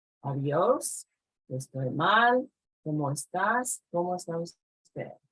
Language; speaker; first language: Spanish; non-native, fluent; English